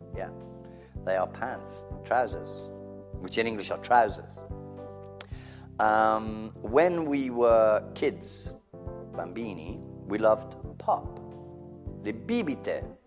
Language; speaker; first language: English; native; English